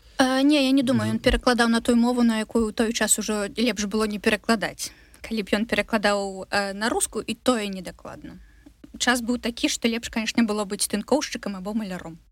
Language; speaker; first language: Belarusian; non-native, local second language; Russian